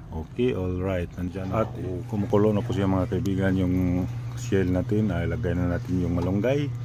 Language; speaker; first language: Filipino; non-native, local second language; Cebuano